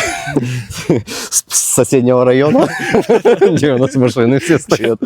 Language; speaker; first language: Russian; native; Russian